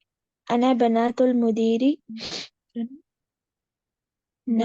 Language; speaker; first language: Arabic; non-native, learner; Urdu